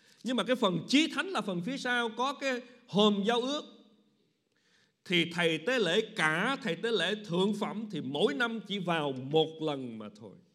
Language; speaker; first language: Vietnamese; native; Vietnamese